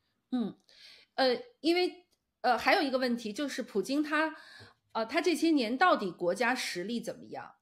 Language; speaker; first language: Chinese; native; Chinese